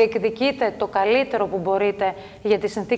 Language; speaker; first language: Greek; native; Greek